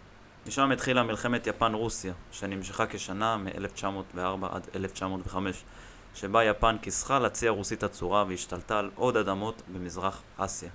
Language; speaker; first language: Hebrew; native; Hebrew